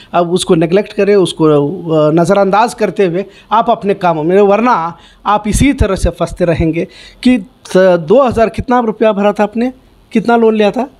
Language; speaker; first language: Hindi; non-native, local second language; Urdu